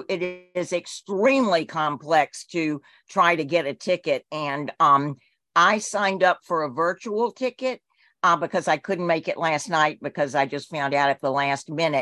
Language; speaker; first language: English; native; English